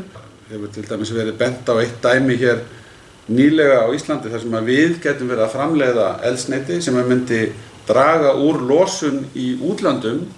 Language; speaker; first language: Icelandic; native; Icelandic